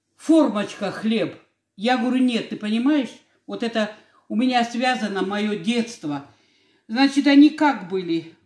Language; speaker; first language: Russian; non-native, local second language; Georgian